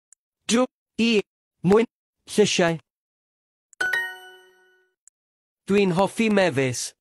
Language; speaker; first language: Welsh; non-native, learner; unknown